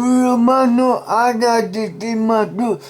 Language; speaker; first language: Japanese; non-native, learner; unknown